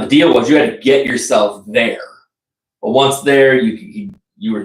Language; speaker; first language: English; native; English